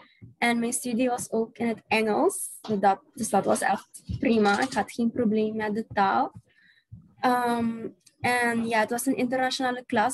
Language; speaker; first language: Dutch; non-native, local second language; Papiamento